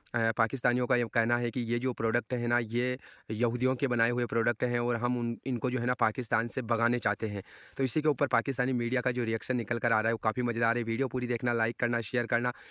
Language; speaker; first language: Hindi; native; Hindi